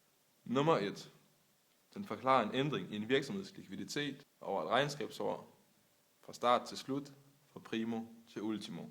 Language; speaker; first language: Danish; native; Danish